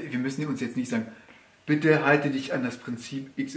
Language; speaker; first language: German; native; German